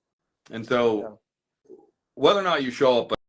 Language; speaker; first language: English; native; English